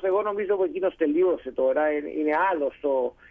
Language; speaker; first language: Greek; early bilingual, heritage; Greek